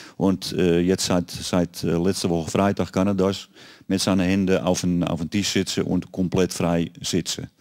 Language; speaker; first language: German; non-native, learner; Dutch